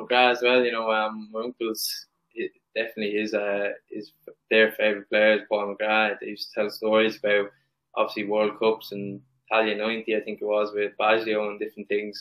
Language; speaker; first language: English; native; English